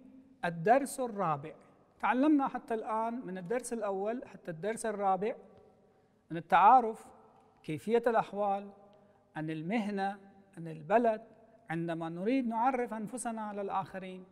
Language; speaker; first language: Arabic; non-native, fluent; Persian